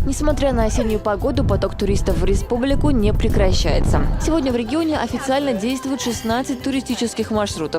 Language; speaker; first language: Russian; native; Russian